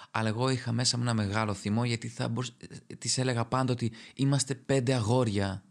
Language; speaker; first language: Greek; early bilingual, other home language; Albanian